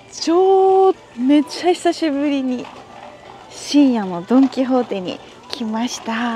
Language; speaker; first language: Japanese; native; Japanese